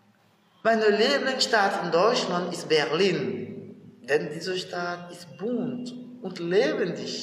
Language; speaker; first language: German; non-native, fluent; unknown